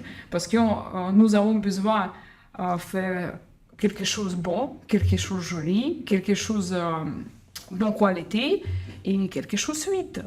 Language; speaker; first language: French; non-native, learner; Ukrainian